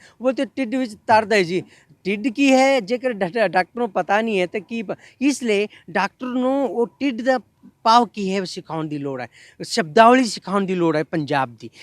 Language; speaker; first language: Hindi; non-native, local second language; Kannada